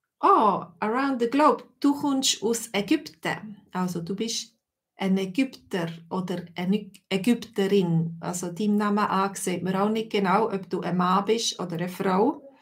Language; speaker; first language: German; native; German